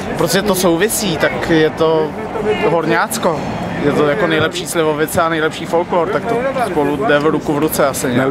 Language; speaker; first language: Czech; native; Czech